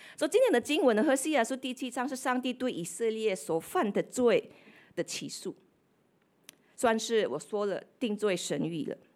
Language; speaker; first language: Chinese; non-native, fluent; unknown